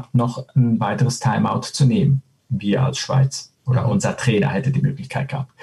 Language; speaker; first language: German; native; German